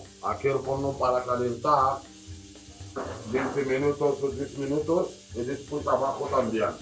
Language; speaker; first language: Spanish; non-native, learner; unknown